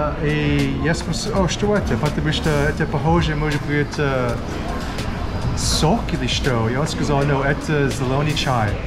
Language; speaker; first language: Russian; non-native, learner; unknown